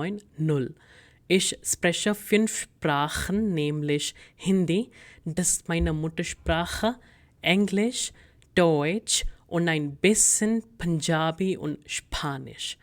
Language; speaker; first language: German; non-native, fluent; Hindi